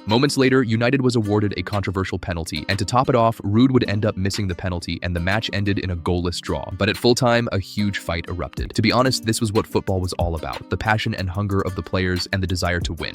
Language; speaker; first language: English; native; English